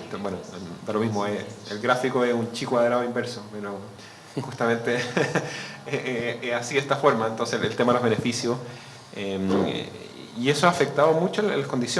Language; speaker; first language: Spanish; native; Spanish